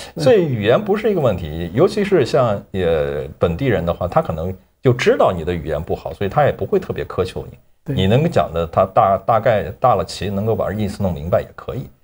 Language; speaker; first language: Chinese; native; Chinese